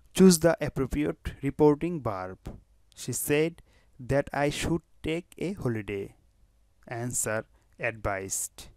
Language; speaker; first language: English; non-native, local second language; Bangla